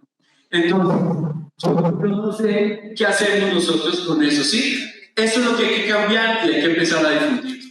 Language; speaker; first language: Spanish; native; Spanish